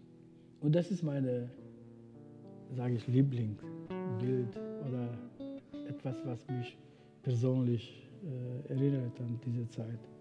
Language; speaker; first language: German; non-native, fluent; Romany